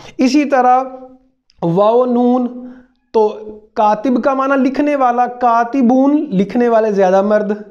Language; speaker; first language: Urdu; native; Urdu